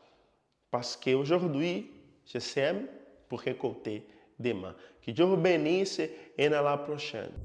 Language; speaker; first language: French; non-native, fluent; Portuguese